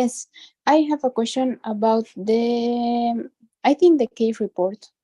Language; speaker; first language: English; non-native, learner; Spanish